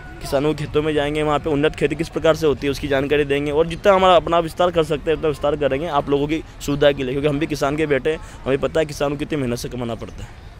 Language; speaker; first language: Hindi; native; Hindi